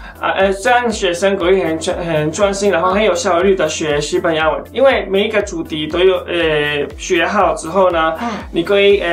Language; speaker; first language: Chinese; non-native, fluent; Spanish